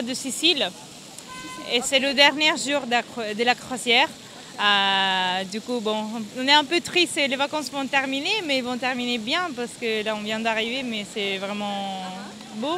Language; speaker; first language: French; non-native, fluent; Italian